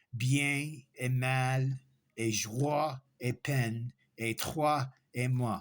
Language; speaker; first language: French; non-native, learner; English